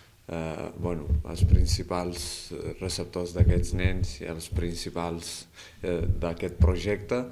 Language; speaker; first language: Catalan; early bilingual, other home language; Arabic